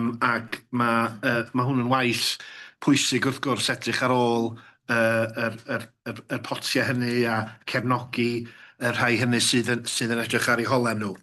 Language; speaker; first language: Welsh; native; Welsh